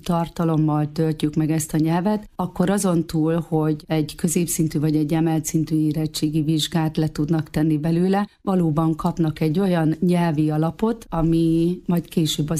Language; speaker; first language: Hungarian; native; Hungarian